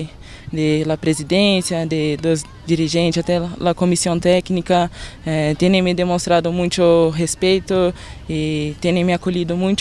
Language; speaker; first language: Spanish; non-native, learner; Portuguese